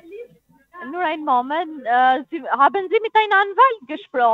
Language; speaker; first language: German; non-native, learner; Italian